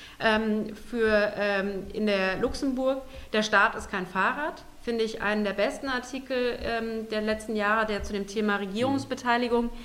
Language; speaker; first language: German; native; German